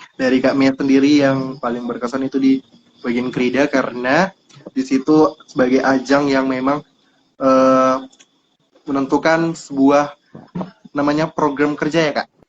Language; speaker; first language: Indonesian; native; Indonesian